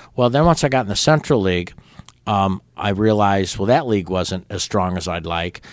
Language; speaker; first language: English; native; English